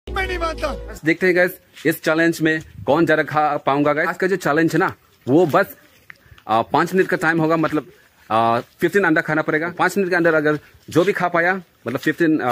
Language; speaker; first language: Hindi; non-native, local second language; Karbi